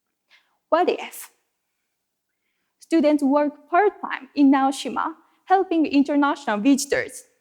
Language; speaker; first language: English; non-native, fluent; Japanese